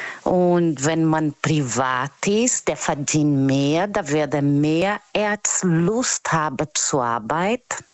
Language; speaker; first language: German; non-native, fluent; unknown